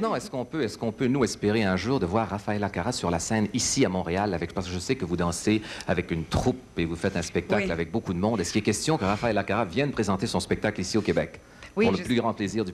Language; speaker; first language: French; native; French